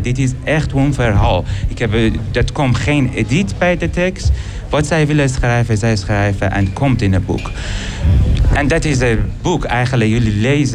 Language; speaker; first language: Dutch; non-native, learner; Persian